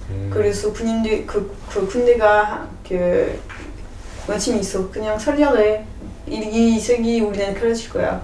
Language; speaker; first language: Korean; non-native, learner; French